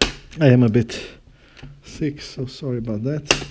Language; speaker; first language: English; non-native, fluent; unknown